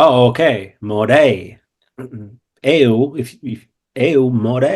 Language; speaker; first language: Portuguese; non-native, fluent; English